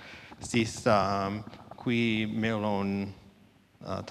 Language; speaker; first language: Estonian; non-native, learner; English